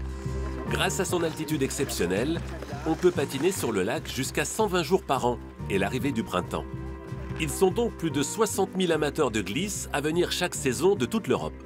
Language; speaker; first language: French; native; French